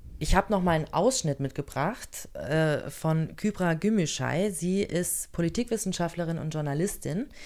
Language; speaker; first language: German; native; German